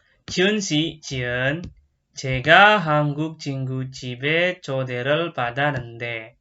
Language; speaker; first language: Korean; non-native, fluent; Indonesian